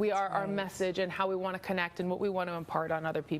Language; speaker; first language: English; native; English